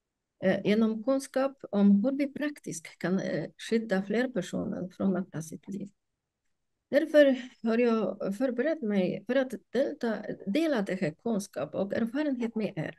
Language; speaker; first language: Swedish; non-native, fluent; Polish